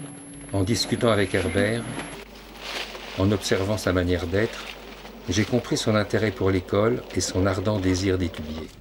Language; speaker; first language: French; native; French